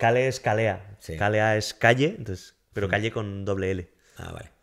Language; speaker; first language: Spanish; native; Spanish